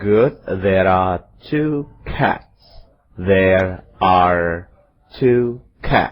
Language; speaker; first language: English; non-native, fluent; Indonesian